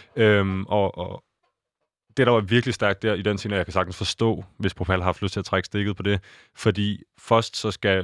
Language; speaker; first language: Danish; native; Danish